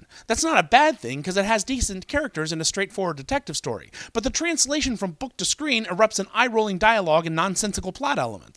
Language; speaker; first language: English; native; English